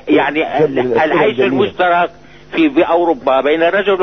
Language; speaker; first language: Arabic; native; Arabic